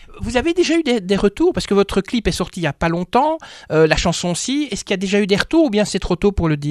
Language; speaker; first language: French; native; French